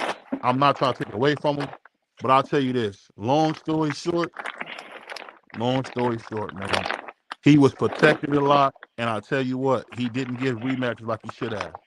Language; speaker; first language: English; native; English